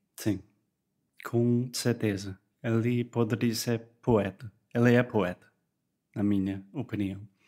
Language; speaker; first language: Portuguese; non-native, fluent; English